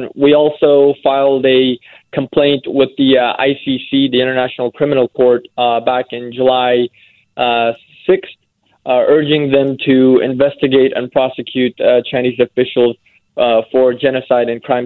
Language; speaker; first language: English; native; English